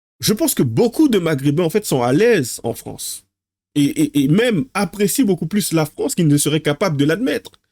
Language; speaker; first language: French; native; French